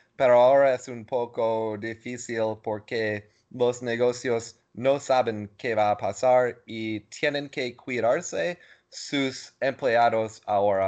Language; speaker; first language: Spanish; non-native, learner; English